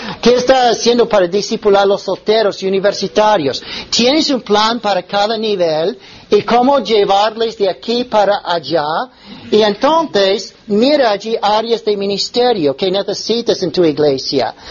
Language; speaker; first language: Spanish; non-native, fluent; English